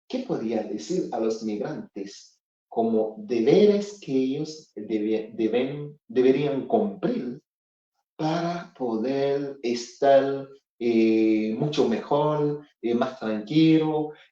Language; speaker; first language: Spanish; non-native, fluent; Haitian Creole